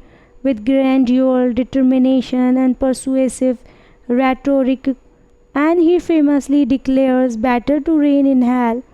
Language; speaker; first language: English; non-native, fluent; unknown